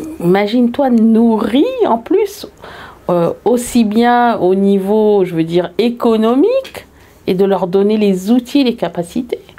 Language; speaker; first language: French; early bilingual, heritage; French